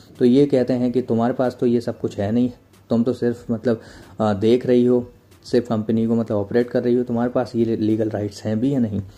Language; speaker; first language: Hindi; native; Hindi